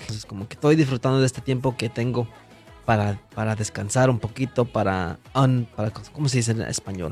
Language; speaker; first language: Spanish; early bilingual, heritage; Spanish